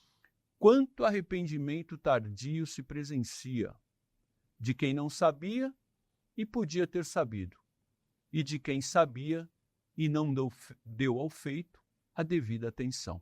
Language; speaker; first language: Portuguese; native; Portuguese